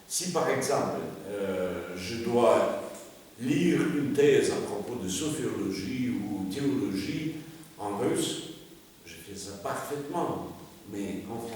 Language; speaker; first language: French; non-native, fluent; Russian